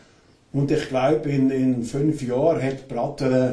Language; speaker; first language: German; native; German